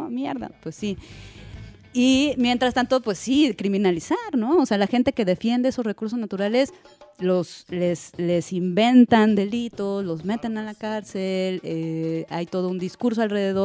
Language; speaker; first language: Spanish; native; Spanish